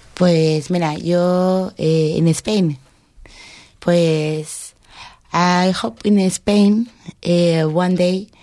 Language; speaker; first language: English; non-native, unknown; Spanish